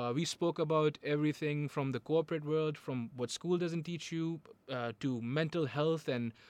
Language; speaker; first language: English; non-native, local second language; Hindi